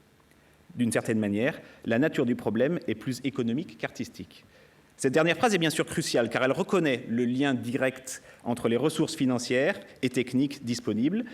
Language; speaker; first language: French; native; French